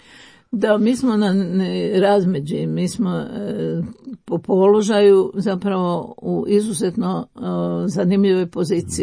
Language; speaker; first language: Croatian; native; Croatian